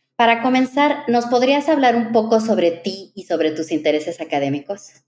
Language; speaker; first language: Spanish; native; Spanish